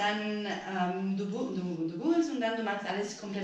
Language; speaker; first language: German; non-native, learner; Spanish